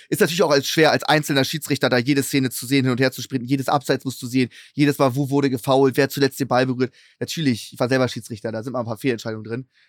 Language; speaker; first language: German; native; German